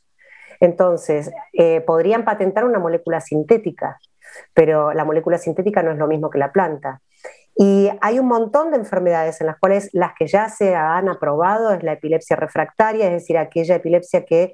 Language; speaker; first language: Spanish; native; Spanish